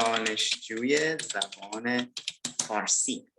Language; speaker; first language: Persian; non-native, fluent; Indonesian